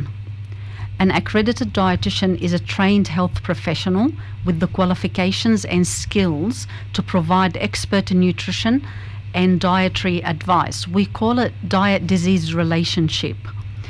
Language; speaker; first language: English; non-native, fluent; Arabic